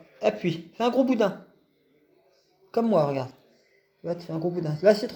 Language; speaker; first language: French; native; French